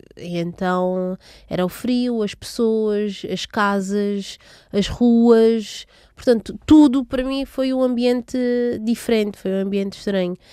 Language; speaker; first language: Portuguese; native; Portuguese